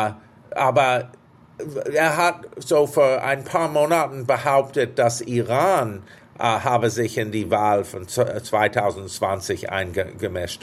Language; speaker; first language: German; non-native, fluent; English